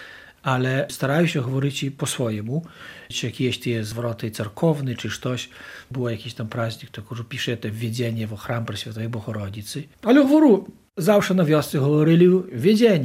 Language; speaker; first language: Polish; non-native, local second language; Ukrainian